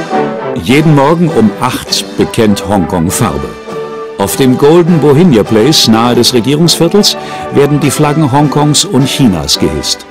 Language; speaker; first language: German; native; German